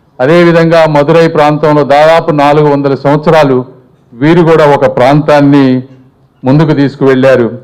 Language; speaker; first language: Telugu; native; Telugu